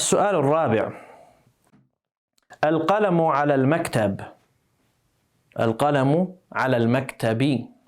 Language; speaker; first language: Arabic; non-native, fluent; English